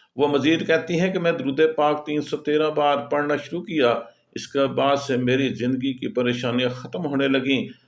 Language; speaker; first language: Urdu; native; Urdu